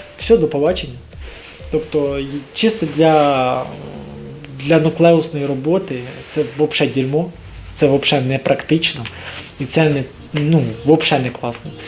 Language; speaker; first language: Ukrainian; non-native, local second language; Russian